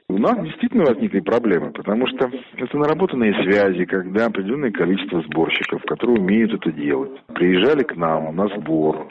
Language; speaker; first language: Russian; native; Russian